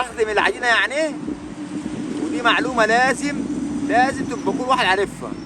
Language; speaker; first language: Arabic; native; Arabic